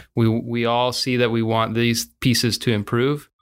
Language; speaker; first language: English; native; English